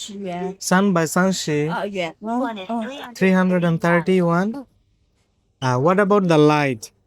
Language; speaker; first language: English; non-native, fluent; Bangla